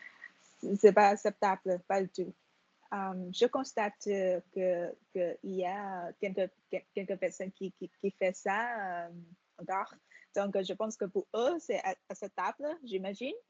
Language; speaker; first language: French; non-native, fluent; Vietnamese